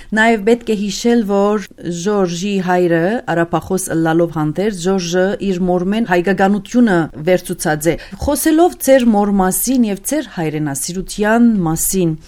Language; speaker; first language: Armenian; early bilingual, heritage; Armenian